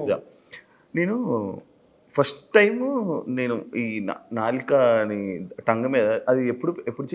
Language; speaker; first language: Telugu; native; Telugu